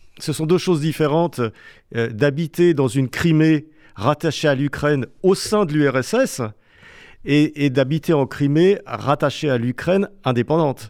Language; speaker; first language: French; native; French